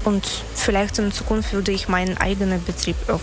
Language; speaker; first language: German; non-native, learner; Russian